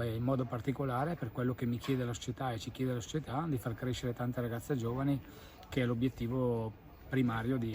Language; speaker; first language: Italian; native; Italian